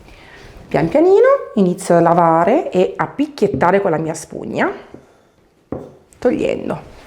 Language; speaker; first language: Italian; native; Italian